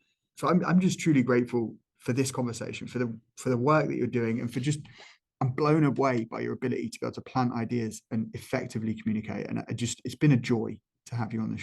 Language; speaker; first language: English; native; English